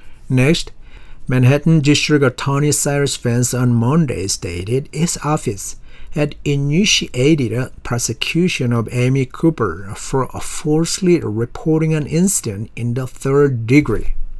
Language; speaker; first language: English; non-native, fluent; Korean